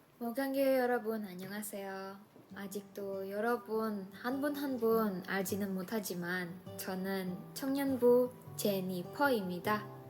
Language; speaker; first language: Korean; non-native, fluent; Indonesian